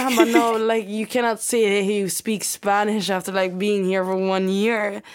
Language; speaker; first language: English; non-native, fluent; Swedish